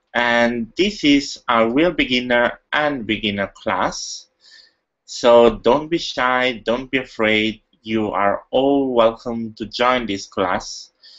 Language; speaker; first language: English; non-native, fluent; Italian